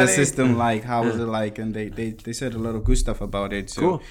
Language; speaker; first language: English; non-native, local second language; Akan